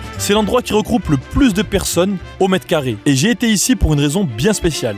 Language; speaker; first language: French; native; French